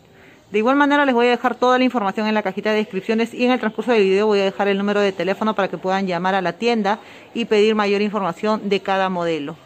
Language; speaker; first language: Spanish; native; Spanish